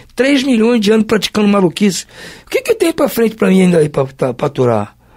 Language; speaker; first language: Portuguese; native; Portuguese